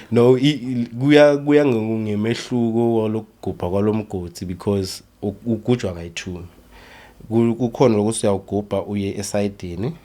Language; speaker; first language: Zulu; early bilingual, other home language; Swati